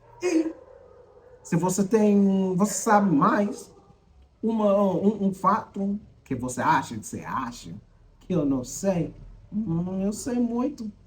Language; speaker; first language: Portuguese; non-native, learner; English